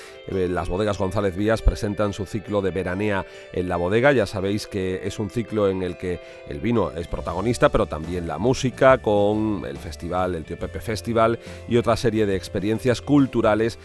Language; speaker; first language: Spanish; native; Spanish